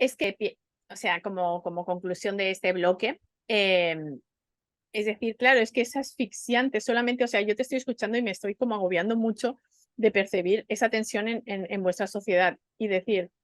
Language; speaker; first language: Spanish; native; Spanish